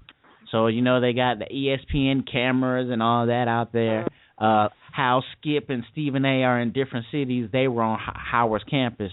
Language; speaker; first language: English; native; English